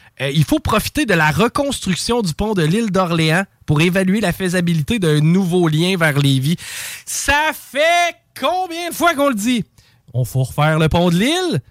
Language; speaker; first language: French; native; French